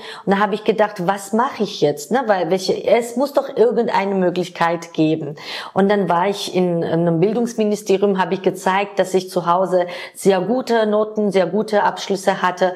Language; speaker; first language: German; non-native, fluent; Georgian